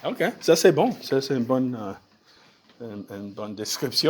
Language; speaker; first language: French; non-native, fluent; English